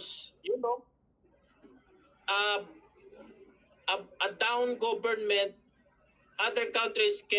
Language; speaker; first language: English; non-native, learner; Filipino